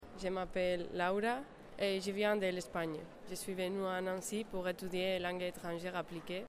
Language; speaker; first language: French; non-native, learner; Spanish